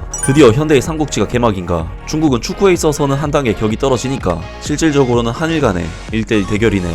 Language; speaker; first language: Korean; native; Korean